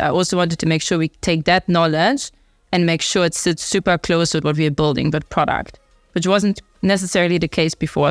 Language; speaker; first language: English; non-native, fluent; German